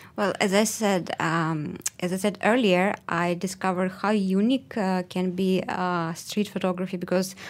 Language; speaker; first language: English; non-native, fluent; Russian